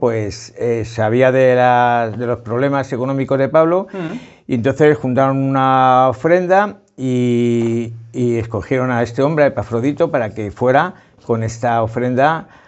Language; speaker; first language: Spanish; native; Spanish